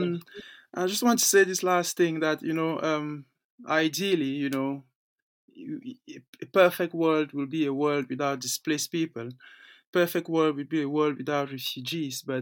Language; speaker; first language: English; non-native, local second language; French